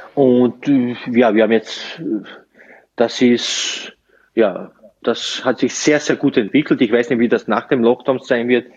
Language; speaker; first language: German; non-native, fluent; Slovenian